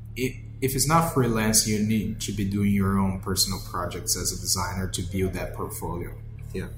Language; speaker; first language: English; non-native, fluent; Portuguese